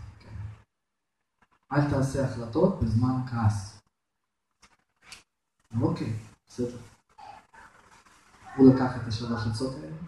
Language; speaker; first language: Hebrew; non-native, fluent; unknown